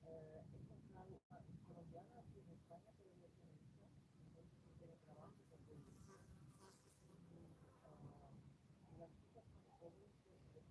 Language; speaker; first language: Spanish; non-native, fluent; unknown